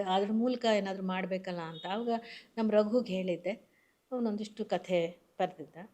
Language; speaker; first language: Kannada; native; Kannada